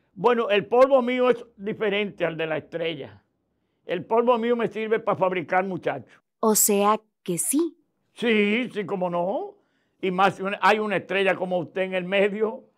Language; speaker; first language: Spanish; native; Spanish